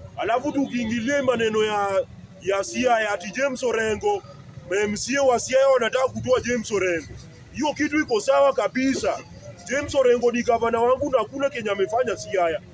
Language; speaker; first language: Swahili; native; Swahili